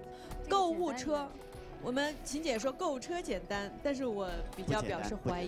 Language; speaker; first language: Chinese; native; Chinese